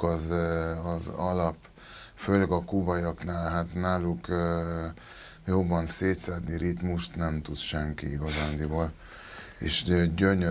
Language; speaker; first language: Hungarian; non-native, local second language; Spanish